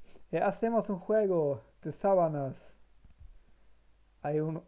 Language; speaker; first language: Spanish; non-native, learner; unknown